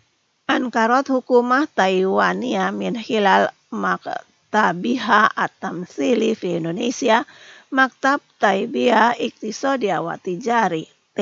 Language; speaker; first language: Arabic; non-native, fluent; Indonesian